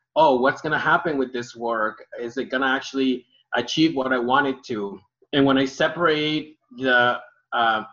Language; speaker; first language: English; early bilingual, other home language; Spanish